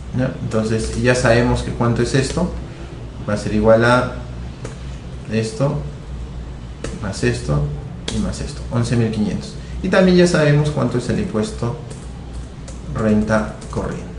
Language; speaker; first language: Spanish; native; Spanish